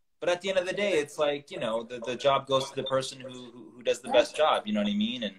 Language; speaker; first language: English; early bilingual, other home language; Italian